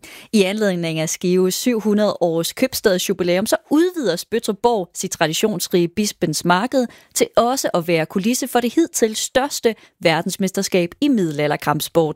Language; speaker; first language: Danish; native; Danish